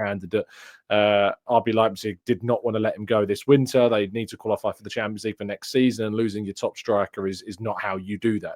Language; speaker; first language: English; native; English